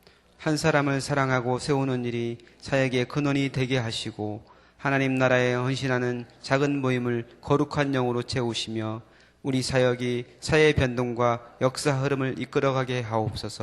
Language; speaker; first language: Korean; native; Korean